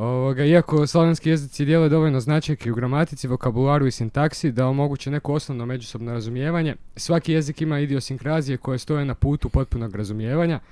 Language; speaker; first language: Croatian; native; Croatian